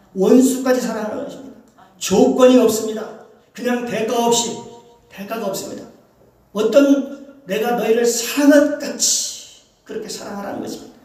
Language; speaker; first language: Korean; native; Korean